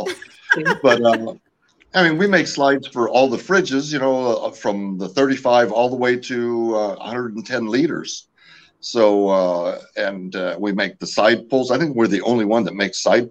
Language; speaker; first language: English; early bilingual, other home language; French